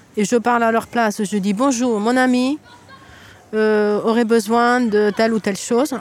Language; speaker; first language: French; native; French